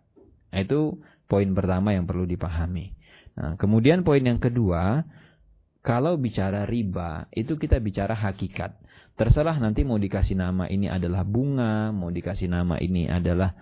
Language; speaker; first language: Indonesian; native; Indonesian